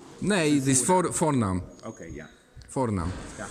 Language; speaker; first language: Dutch; non-native, learner; Polish